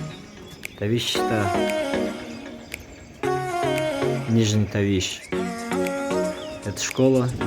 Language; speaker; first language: Russian; non-native, local second language; Tajik